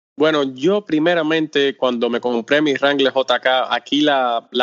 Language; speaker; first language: Spanish; native; Spanish